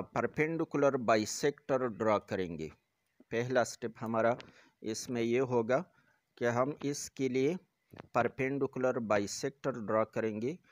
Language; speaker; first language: Urdu; non-native, local second language; Pashto